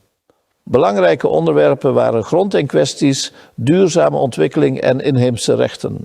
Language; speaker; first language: Dutch; native; Dutch